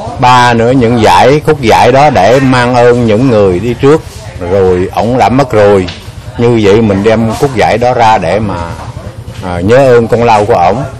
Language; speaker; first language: Vietnamese; non-native, local second language; Khmer